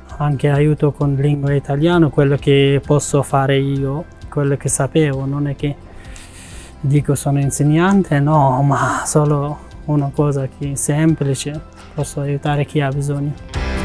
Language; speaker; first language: Italian; non-native, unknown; Persian